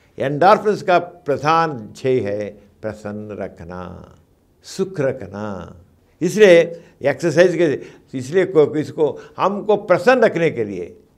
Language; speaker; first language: Hindi; non-native, local second language; Telugu